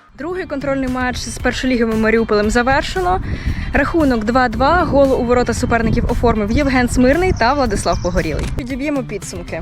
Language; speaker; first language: Ukrainian; native; Ukrainian